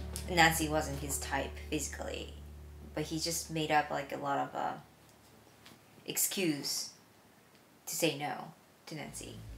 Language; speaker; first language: English; non-native, fluent; Japanese